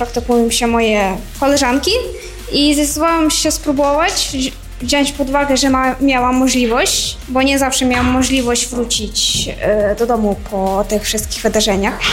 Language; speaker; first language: Polish; non-native, fluent; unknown